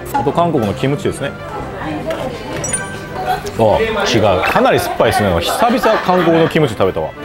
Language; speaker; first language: Japanese; non-native, fluent; Korean